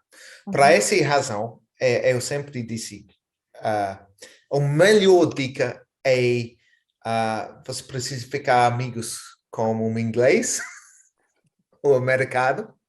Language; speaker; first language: Portuguese; non-native, fluent; English